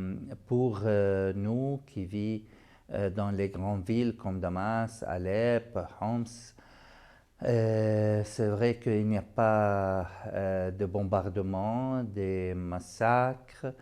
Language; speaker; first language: French; non-native, fluent; Arabic